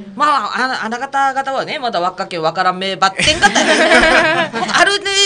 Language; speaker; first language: Japanese; native; Japanese